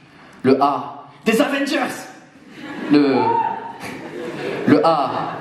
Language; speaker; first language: French; native; French